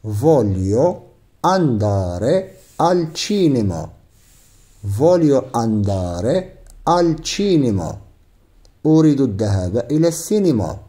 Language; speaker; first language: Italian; non-native, fluent; Arabic